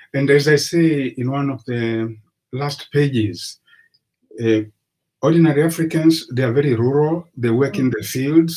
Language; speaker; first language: English; non-native, local second language; Swahili